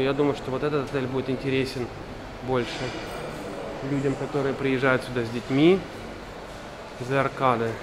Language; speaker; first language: Russian; native; Russian